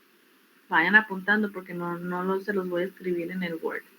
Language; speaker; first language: Spanish; native; Spanish